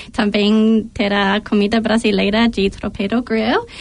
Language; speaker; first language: Portuguese; non-native, fluent; English